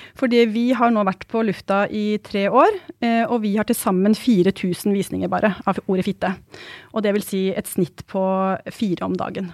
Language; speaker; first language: Norwegian; native; Norwegian